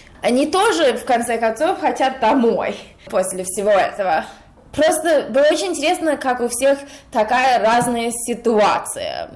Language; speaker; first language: Russian; early bilingual, heritage; Russian